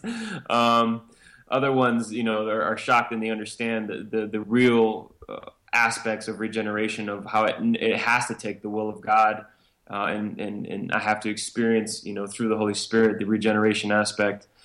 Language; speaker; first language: English; native; English